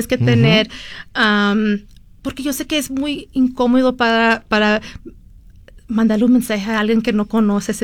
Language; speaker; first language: Spanish; early bilingual, heritage; Spanish